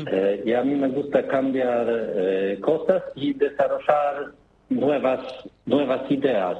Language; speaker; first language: Spanish; non-native, learner; Polish